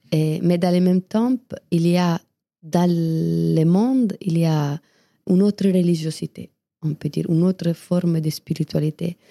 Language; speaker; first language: French; non-native, fluent; Italian